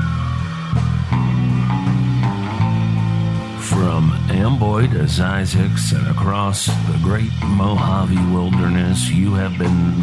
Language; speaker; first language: English; native; English